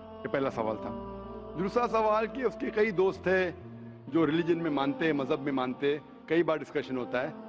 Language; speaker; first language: Hindi; non-native, local second language; Konkani